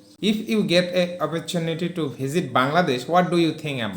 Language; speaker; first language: English; non-native, learner; Bangla